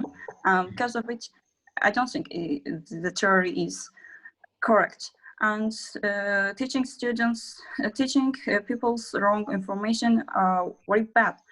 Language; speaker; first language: English; non-native, learner; Azerbaijani